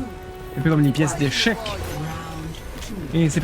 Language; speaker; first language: French; native; French